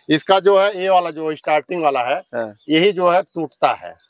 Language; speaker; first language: Hindi; native; Hindi